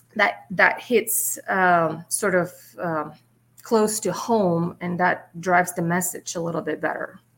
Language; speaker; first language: English; non-native, fluent; Russian